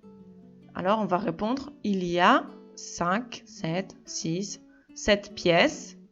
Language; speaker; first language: French; non-native, fluent; Spanish